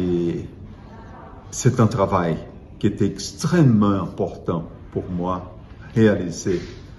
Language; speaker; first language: French; non-native, fluent; Portuguese